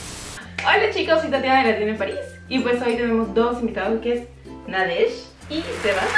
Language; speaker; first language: Spanish; native; Spanish